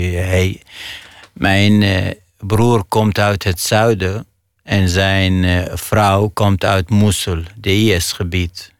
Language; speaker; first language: Dutch; non-native, fluent; Arabic